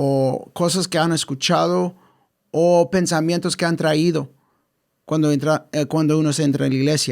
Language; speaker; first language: Spanish; early bilingual, heritage; English